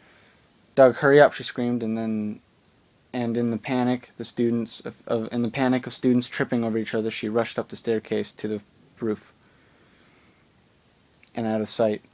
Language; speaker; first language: English; native; English